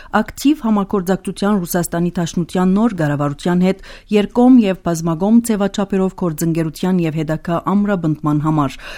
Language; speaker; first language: Armenian; early bilingual, heritage; Armenian